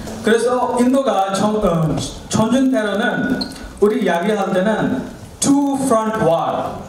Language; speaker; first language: Korean; non-native, learner; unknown